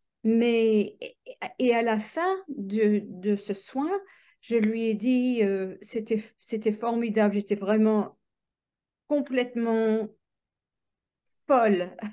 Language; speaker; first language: French; non-native, fluent; English